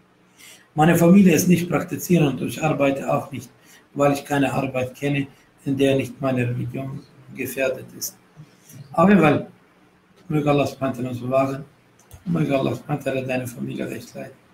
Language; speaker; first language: German; non-native, fluent; Arabic